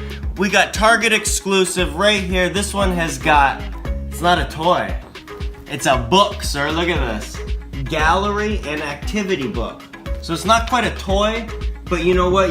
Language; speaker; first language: English; native; English